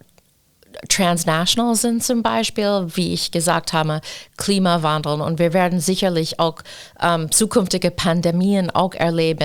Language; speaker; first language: German; non-native, fluent; English